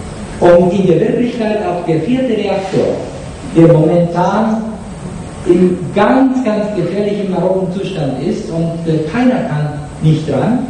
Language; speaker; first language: German; non-native, fluent; Japanese